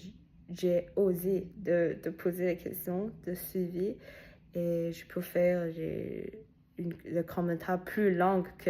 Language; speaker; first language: French; non-native, learner; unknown